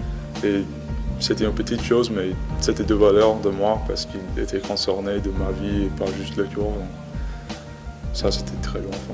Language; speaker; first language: French; non-native, learner; English